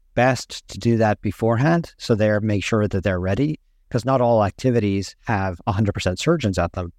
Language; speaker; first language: English; native; English